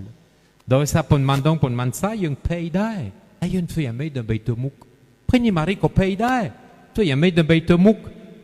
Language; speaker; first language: Khmer; non-native, fluent; French